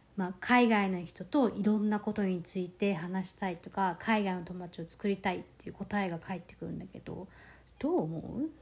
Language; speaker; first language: Japanese; native; Japanese